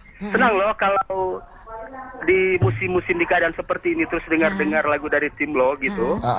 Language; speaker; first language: Indonesian; native; Indonesian